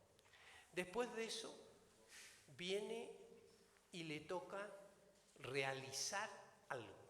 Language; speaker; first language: Spanish; native; Spanish